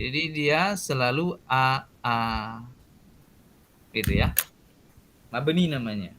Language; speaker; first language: Indonesian; native; Indonesian